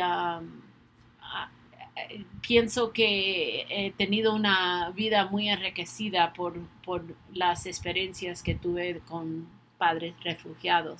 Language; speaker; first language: Spanish; early bilingual, other home language; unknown